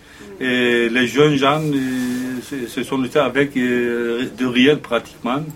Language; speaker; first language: French; non-native, fluent; Kurdish